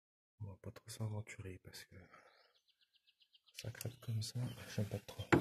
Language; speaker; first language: French; native; French